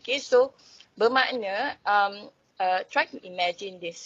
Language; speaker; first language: English; non-native, local second language; Malay